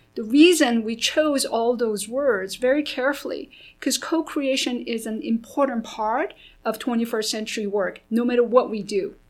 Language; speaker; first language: English; early bilingual, other home language; Korean